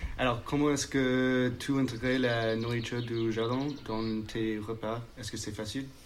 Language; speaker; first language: French; non-native, learner; English